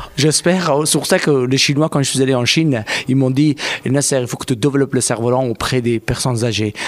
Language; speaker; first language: French; non-native, fluent; Persian